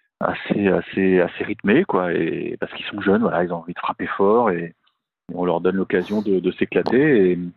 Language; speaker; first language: French; native; French